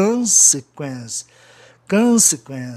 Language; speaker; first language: English; non-native, fluent; Portuguese